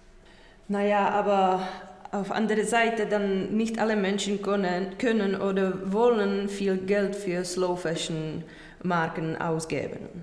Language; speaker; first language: German; non-native, learner; Czech